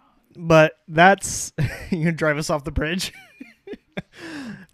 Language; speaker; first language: English; native; English